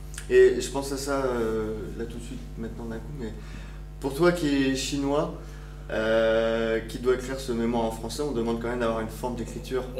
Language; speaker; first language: French; native; French